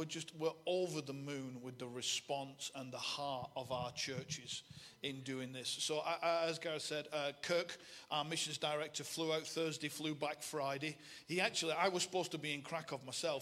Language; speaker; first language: English; native; English